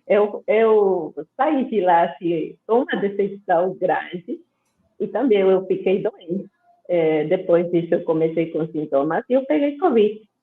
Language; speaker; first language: Portuguese; non-native, fluent; Spanish